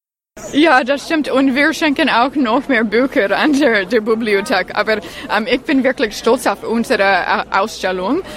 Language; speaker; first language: German; non-native, learner; English